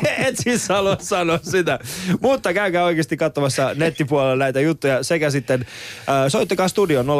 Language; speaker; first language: Finnish; early bilingual, other home language; Persian